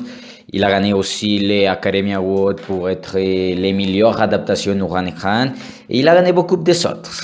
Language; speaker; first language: French; non-native, learner; Spanish